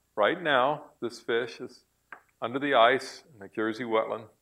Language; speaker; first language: English; native; English